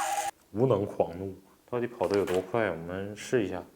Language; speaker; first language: Chinese; native; Chinese